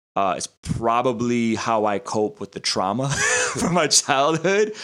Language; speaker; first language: English; early bilingual, other home language; Russian